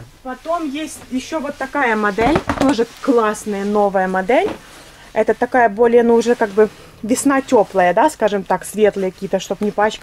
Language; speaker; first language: Russian; native; Russian